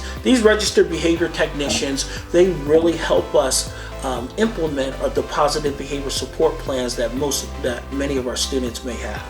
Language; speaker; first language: English; native; English